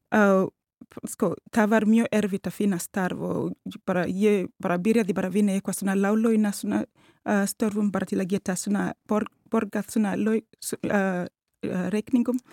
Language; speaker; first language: Icelandic; non-native, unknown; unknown